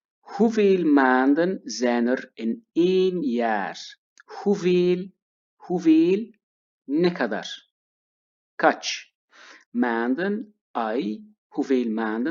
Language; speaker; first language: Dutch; non-native, fluent; Turkish